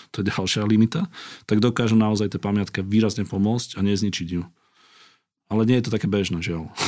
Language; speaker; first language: Slovak; native; Slovak